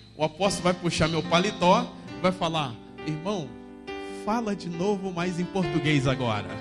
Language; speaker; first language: Portuguese; native; Portuguese